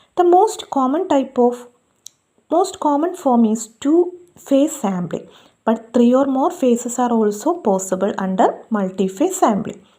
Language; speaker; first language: English; non-native, local second language; Malayalam